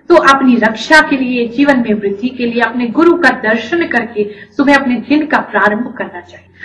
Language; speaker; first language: Hindi; native; Hindi